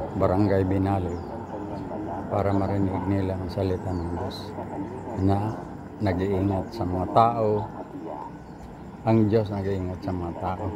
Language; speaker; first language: Filipino; non-native, local second language; Waray